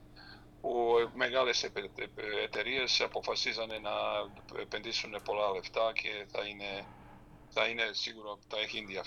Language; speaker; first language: Greek; non-native, fluent; Serbian